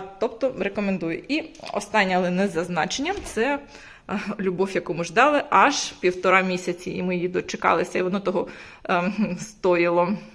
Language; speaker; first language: Ukrainian; non-native, local second language; Russian